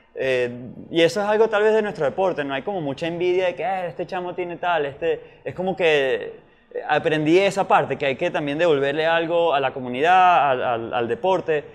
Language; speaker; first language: Spanish; native; Spanish